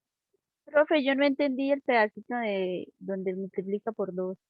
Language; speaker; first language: Spanish; native; Spanish